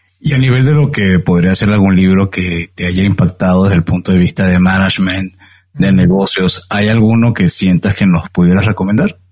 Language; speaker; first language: Spanish; native; Spanish